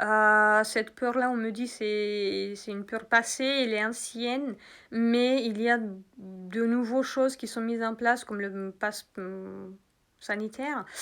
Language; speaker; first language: French; native; French